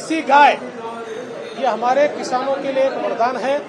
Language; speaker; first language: Hindi; non-native, local second language; Marathi